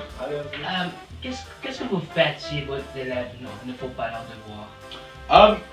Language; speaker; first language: French; non-native, learner; English